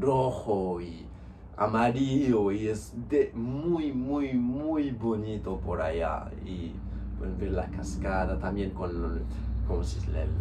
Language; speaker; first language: Spanish; non-native, fluent; English